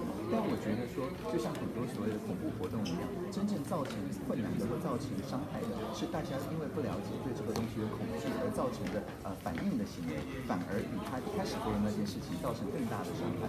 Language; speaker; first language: Chinese; native; Chinese